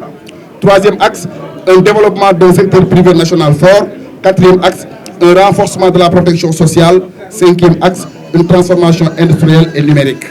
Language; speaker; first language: French; non-native, local second language; Wolof